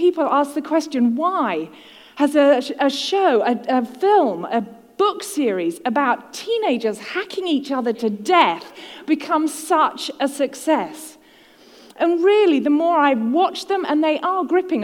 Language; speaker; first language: English; native; English